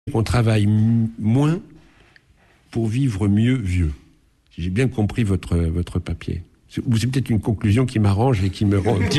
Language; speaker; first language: French; native; French